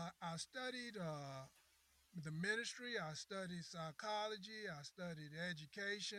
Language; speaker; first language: English; native; English